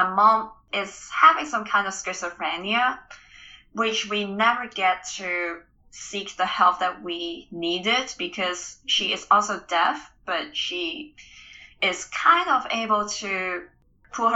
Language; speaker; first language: English; non-native, local second language; Cantonese